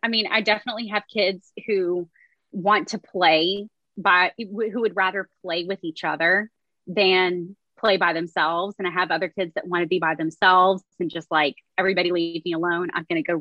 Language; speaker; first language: English; native; English